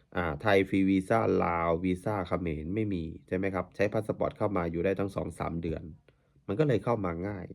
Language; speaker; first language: Thai; native; Thai